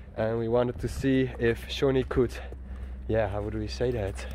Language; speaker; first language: English; non-native, learner; Western Frisian